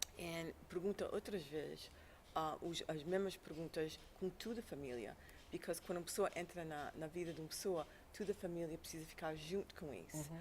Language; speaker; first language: Portuguese; early bilingual, heritage; English